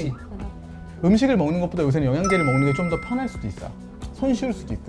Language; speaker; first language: Korean; native; Korean